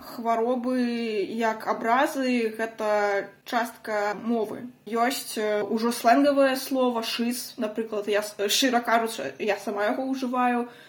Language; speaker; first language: Belarusian; non-native, local second language; Russian